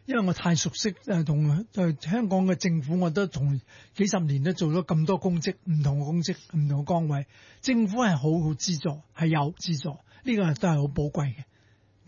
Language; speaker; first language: Cantonese; native; Cantonese